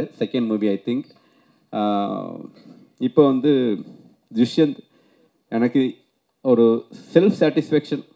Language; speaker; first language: Tamil; native; Tamil